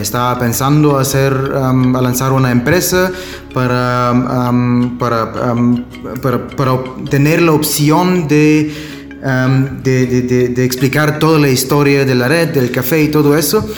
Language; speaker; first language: Spanish; non-native, learner; German